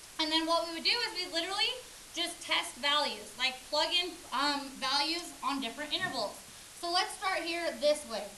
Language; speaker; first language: English; native; English